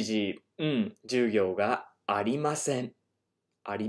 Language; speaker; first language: Japanese; non-native, fluent; English